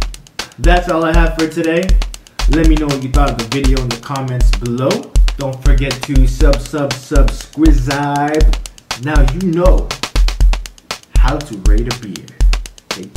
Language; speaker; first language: English; native; English